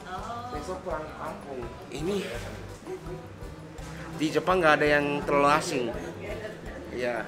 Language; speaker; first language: Indonesian; non-native, fluent; Japanese